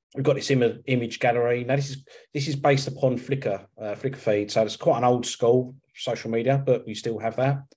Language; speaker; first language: English; native; English